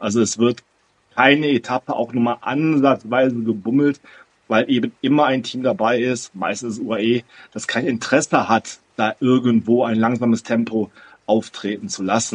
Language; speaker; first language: German; native; German